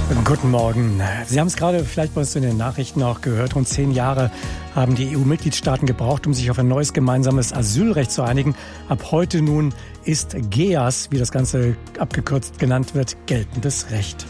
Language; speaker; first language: German; native; German